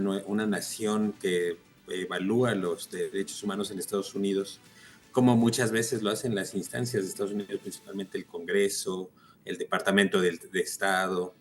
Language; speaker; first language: Spanish; native; Spanish